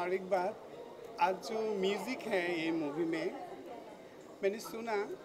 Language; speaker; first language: Hindi; non-native, local second language; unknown